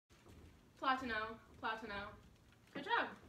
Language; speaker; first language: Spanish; non-native, learner; English